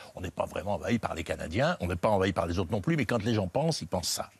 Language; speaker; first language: French; native; French